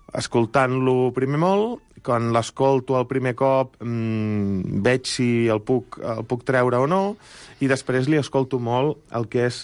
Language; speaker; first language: Catalan; native; Catalan